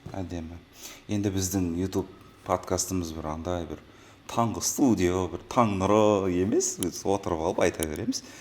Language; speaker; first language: Kazakh; native; Kazakh